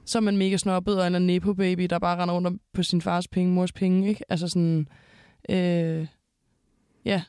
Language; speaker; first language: Danish; native; Danish